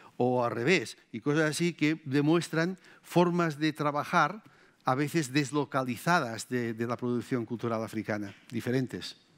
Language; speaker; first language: Spanish; native; Spanish